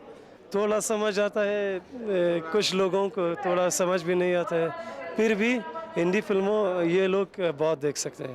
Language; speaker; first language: Hindi; non-native, fluent; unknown